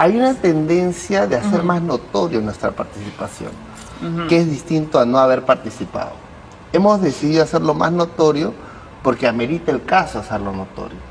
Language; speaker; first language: Spanish; native; Spanish